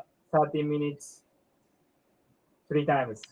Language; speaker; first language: English; non-native, learner; Japanese